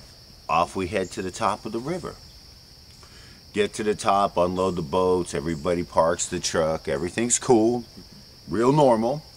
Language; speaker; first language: English; native; English